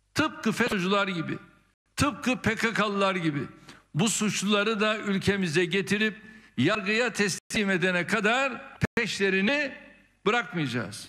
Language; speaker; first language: Turkish; native; Turkish